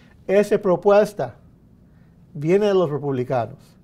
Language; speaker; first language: Spanish; early bilingual, heritage; Spanish